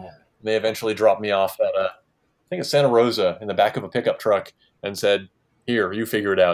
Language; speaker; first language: English; native; English